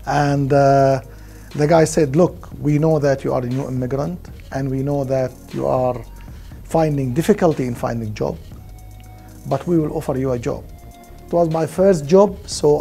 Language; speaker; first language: English; non-native, fluent; Arabic